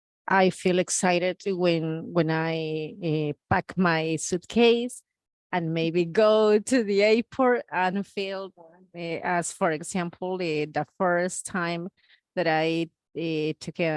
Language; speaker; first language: English; non-native, learner; Spanish